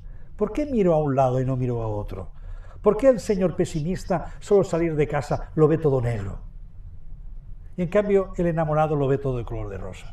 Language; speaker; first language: Spanish; native; Spanish